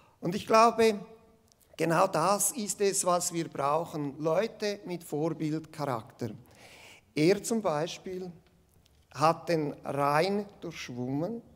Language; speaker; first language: German; non-native, local second language; Romansh